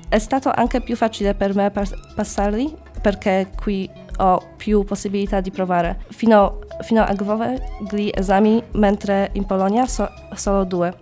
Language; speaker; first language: Italian; non-native, learner; Polish